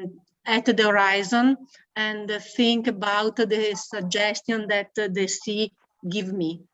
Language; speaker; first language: English; non-native, learner; Italian